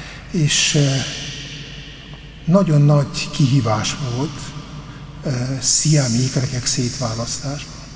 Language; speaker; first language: Hungarian; non-native, fluent; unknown